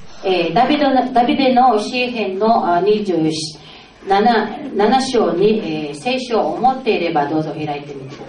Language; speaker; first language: Japanese; non-native, fluent; Filipino